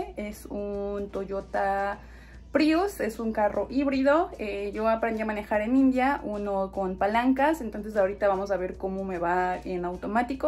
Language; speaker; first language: Spanish; native; Spanish